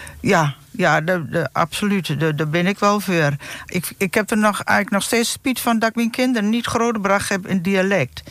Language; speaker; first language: Dutch; non-native, local second language; Low German